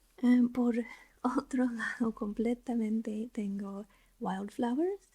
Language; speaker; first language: Spanish; non-native, learner; English